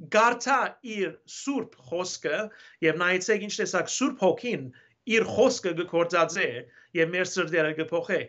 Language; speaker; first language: Armenian; early bilingual, heritage; Armenian